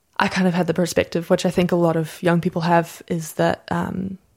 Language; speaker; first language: English; native; English